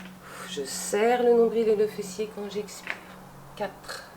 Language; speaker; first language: French; native; French